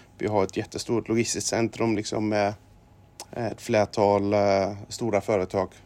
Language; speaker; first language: Swedish; non-native, fluent; German